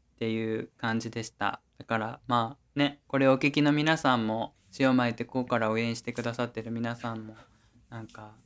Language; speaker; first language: Japanese; native; Japanese